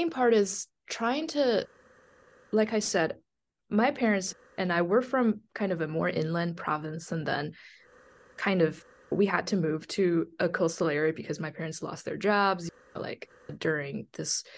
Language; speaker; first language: English; non-native, fluent; Chinese